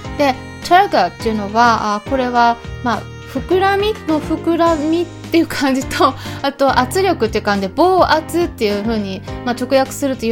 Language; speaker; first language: Japanese; native; Japanese